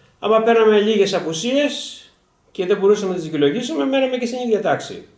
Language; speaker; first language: Greek; native; Greek